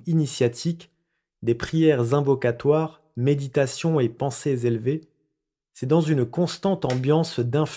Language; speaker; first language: French; native; French